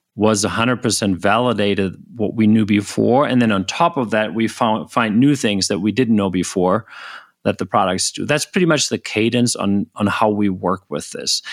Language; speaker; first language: English; non-native, fluent; German